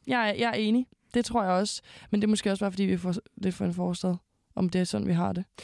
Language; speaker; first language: Danish; native; Danish